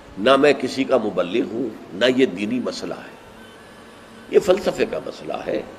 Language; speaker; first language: Urdu; native; Urdu